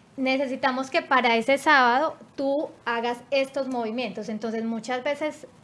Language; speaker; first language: Spanish; native; Spanish